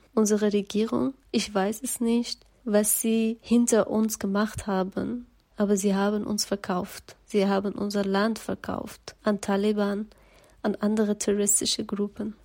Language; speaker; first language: German; non-native, fluent; Persian